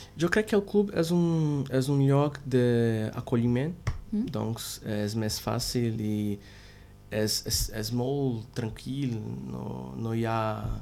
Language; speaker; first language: Catalan; non-native, learner; Portuguese